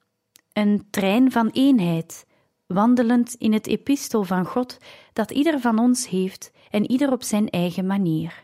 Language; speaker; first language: Dutch; native; Dutch